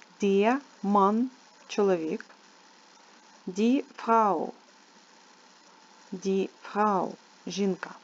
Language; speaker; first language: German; non-native, fluent; Ukrainian